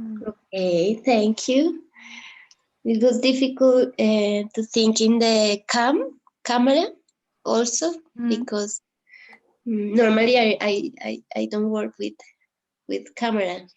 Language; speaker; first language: English; non-native, learner; Spanish